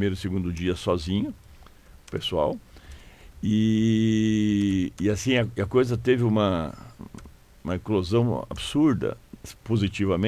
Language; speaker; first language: Portuguese; native; Portuguese